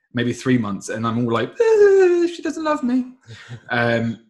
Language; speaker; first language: English; native; English